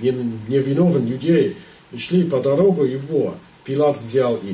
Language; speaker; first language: Russian; non-native, fluent; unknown